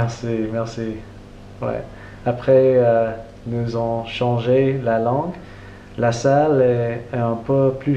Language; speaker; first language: French; non-native, learner; English